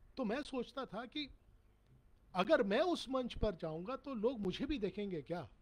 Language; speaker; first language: Hindi; non-native, local second language; Bangla